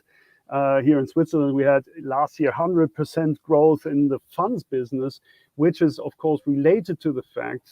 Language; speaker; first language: English; non-native, fluent; German